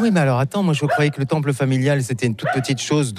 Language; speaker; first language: French; native; French